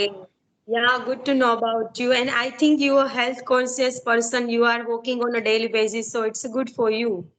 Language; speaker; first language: English; non-native, learner; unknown